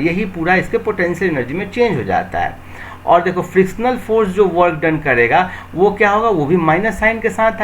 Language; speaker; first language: Hindi; native; Hindi